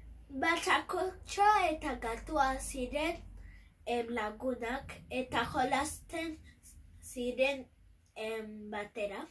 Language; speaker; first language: Basque; non-native, local second language; Bini